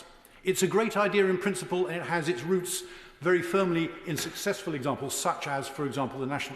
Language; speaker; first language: English; native; English